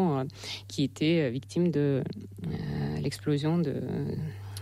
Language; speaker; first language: French; non-native, fluent; Russian